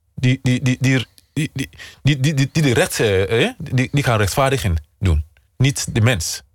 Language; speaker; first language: Dutch; non-native, fluent; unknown